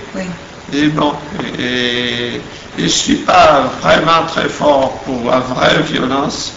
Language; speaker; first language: French; non-native, fluent; Portuguese